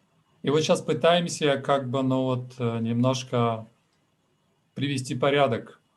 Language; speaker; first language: Russian; native; Russian